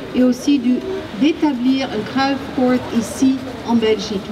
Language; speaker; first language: French; non-native, fluent; Dutch